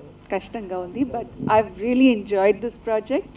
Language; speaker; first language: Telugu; non-native, local second language; English